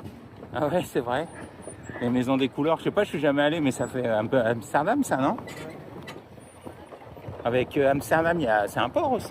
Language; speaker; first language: French; native; French